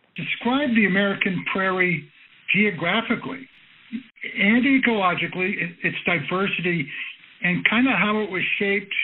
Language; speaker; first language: English; native; English